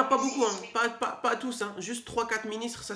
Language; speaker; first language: French; native; French